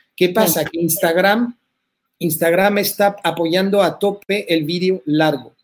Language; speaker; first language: Spanish; early bilingual, heritage; French